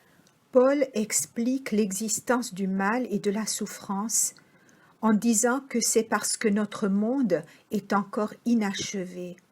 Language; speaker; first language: French; native; French